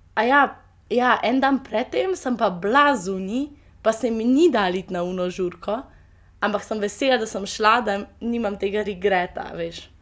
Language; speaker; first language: Slovenian; native; Slovenian